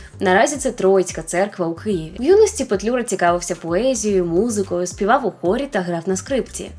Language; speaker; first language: Ukrainian; non-native, local second language; Russian